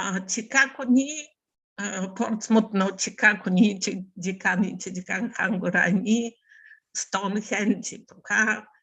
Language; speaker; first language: Japanese; non-native, learner; Bulgarian